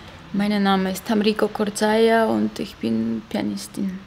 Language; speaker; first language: German; non-native, fluent; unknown